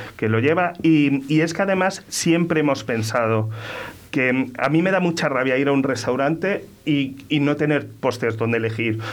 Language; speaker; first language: Spanish; native; Spanish